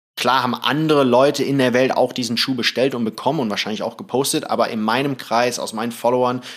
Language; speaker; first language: German; early bilingual, other home language; Thai